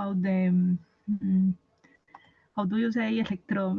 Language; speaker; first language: English; non-native, learner; Spanish